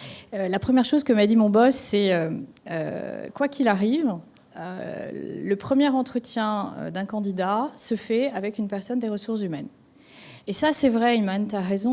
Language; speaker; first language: French; native; French